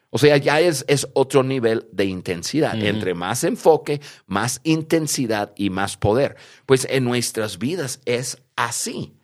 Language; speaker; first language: Spanish; early bilingual, heritage; English